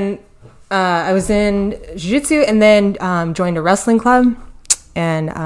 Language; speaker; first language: English; native; English